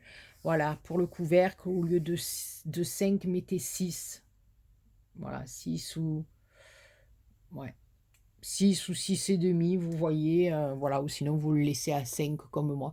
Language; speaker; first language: French; native; French